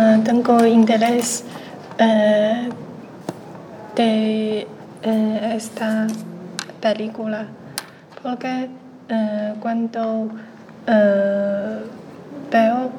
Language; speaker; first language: Spanish; non-native, learner; Chinese